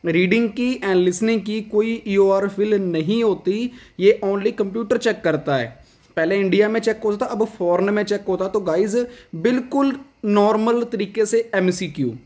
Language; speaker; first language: Hindi; non-native, local second language; Punjabi